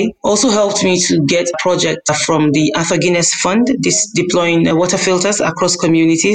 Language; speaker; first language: English; non-native, local second language; Hausa